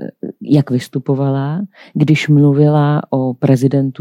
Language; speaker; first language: Czech; native; Czech